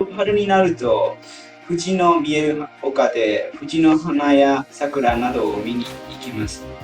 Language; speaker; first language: Japanese; non-native, fluent; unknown